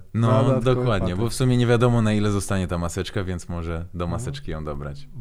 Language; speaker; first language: Polish; non-native, fluent; Azerbaijani